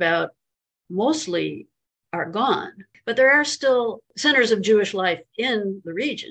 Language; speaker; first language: English; native; English